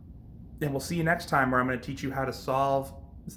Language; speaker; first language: English; native; English